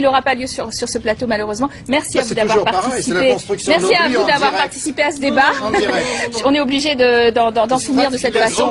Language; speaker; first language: French; native; French